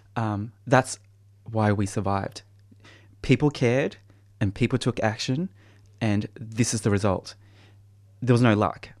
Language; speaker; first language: English; native; English